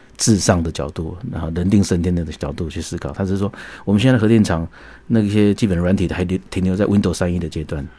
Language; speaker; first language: Chinese; native; Chinese